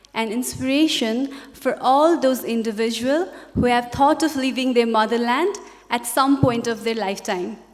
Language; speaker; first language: English; non-native, local second language; Nepali